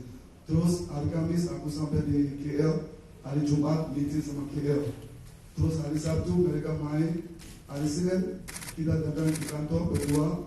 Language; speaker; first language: Indonesian; non-native, fluent; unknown